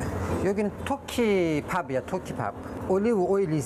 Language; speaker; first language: Korean; non-native, learner; Turkish